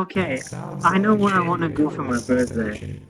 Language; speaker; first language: English; native; English